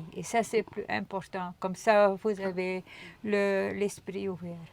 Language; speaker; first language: French; non-native, local second language; Dutch